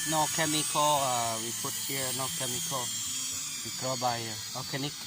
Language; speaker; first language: English; non-native, learner; Lao